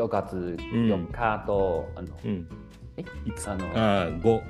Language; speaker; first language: Japanese; non-native, learner; Chinese